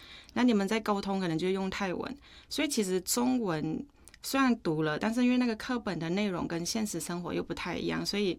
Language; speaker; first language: Chinese; non-native, fluent; Akha